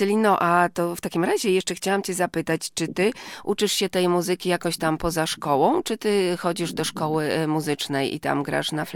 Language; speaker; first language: Polish; native; Polish